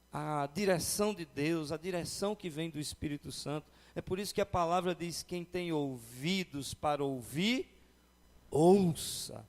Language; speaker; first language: Portuguese; native; Portuguese